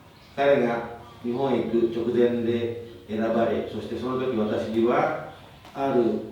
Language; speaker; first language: Japanese; non-native, fluent; Indonesian